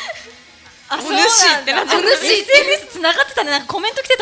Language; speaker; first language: Japanese; native; Japanese